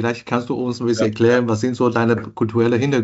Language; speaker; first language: German; non-native, fluent; Chinese